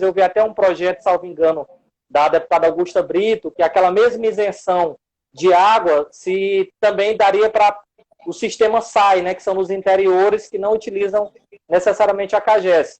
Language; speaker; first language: Portuguese; native; Portuguese